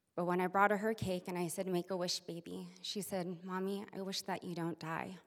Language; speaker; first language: English; native; English